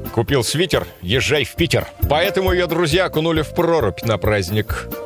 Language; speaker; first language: Russian; native; Russian